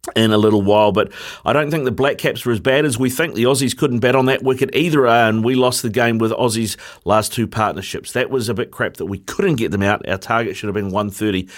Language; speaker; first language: English; native; English